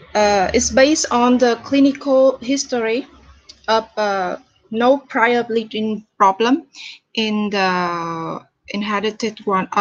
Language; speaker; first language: English; non-native, fluent; Vietnamese